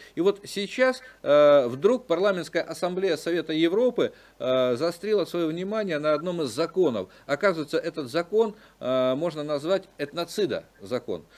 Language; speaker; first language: Russian; native; Russian